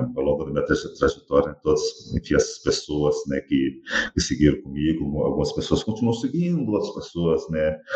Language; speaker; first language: Portuguese; native; Portuguese